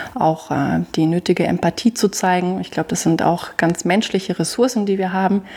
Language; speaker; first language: German; native; German